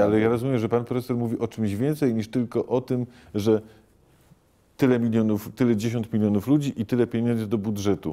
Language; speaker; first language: Polish; native; Polish